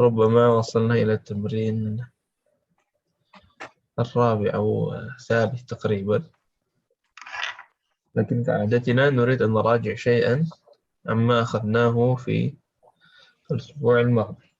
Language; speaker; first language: Arabic; non-native, fluent; Indonesian